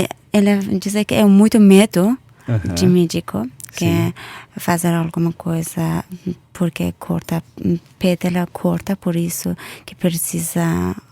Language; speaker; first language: Portuguese; non-native, learner; Persian